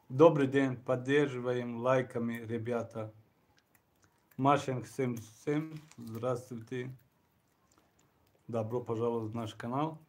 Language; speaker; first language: Russian; non-native, local second language; Tajik